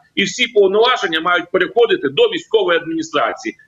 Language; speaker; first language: Ukrainian; native; Ukrainian